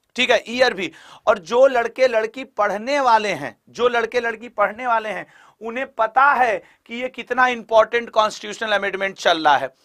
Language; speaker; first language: Hindi; native; Hindi